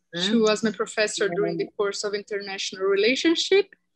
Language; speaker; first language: English; non-native, fluent; Portuguese